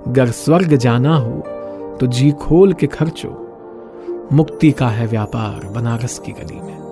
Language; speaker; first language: Hindi; native; Hindi